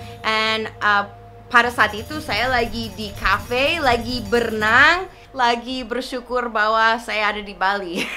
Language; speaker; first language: Indonesian; non-native, fluent; English